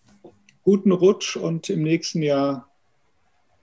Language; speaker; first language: German; native; German